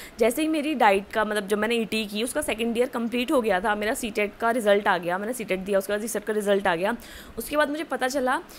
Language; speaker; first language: Hindi; native; Hindi